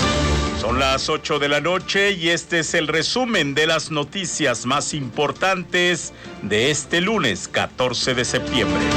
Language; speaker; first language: Spanish; native; Spanish